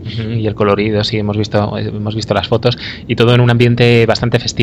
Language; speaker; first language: Spanish; native; Spanish